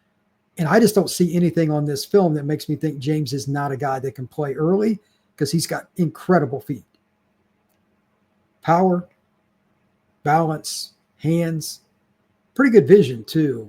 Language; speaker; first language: English; native; English